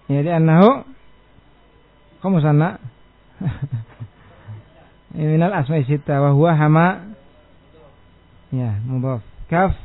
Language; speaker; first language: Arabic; non-native, fluent; Indonesian